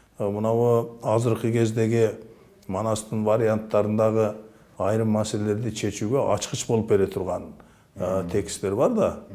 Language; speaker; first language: Kyrgyz; native; Kyrgyz